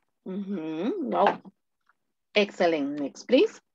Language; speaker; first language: English; non-native, fluent; Spanish